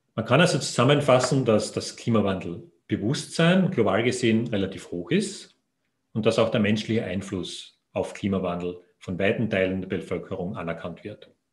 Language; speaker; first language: German; native; German